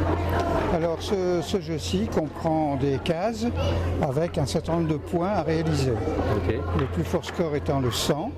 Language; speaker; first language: French; native; French